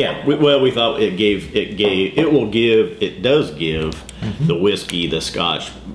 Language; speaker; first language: English; native; English